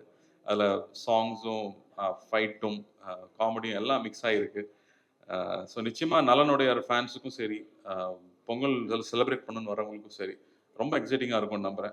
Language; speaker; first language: Tamil; native; Tamil